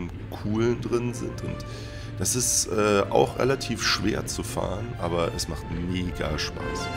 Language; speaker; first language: German; native; German